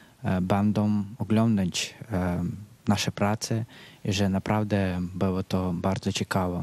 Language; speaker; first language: Polish; early bilingual, heritage; Polish